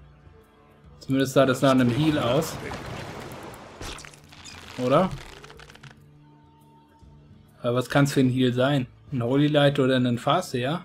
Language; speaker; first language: German; native; German